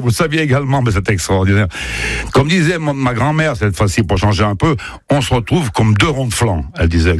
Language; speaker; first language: French; native; French